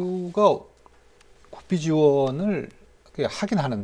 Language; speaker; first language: Korean; native; Korean